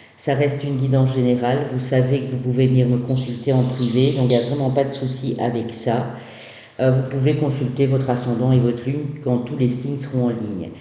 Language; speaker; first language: French; native; French